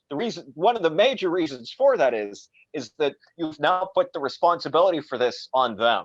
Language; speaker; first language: English; native; English